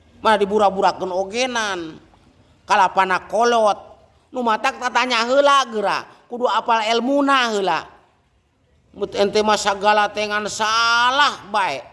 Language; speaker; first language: Sundanese; non-native, fluent; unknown